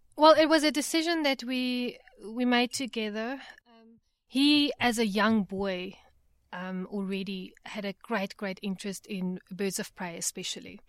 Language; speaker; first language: English; native; English